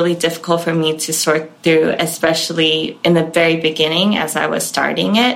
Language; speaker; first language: English; non-native, local second language; Cantonese